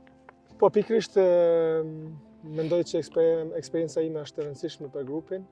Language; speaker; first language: Albanian; early bilingual, heritage; Albanian